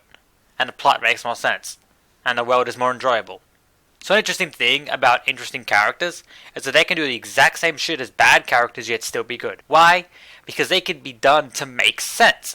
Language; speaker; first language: English; native; English